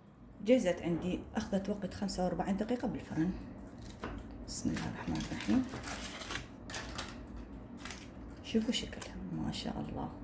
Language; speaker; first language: Arabic; native; Arabic